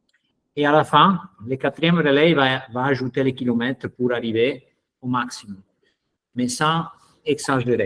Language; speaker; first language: French; non-native, fluent; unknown